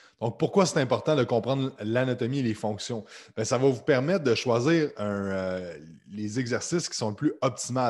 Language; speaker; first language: French; native; French